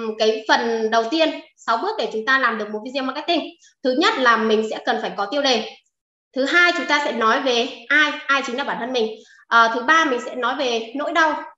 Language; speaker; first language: Vietnamese; non-native, local second language; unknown